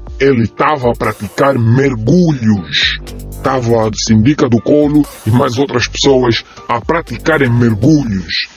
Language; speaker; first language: Portuguese; native; Portuguese